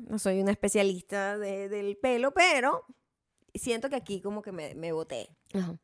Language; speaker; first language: Spanish; native; Spanish